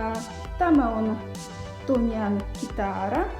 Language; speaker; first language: Finnish; non-native, learner; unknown